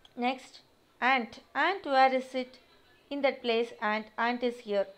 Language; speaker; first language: English; non-native, local second language; Tamil